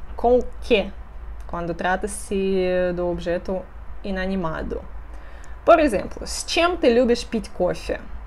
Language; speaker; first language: Portuguese; non-native, fluent; Russian